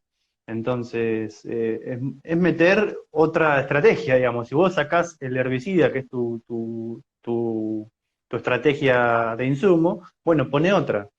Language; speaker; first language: Spanish; native; Spanish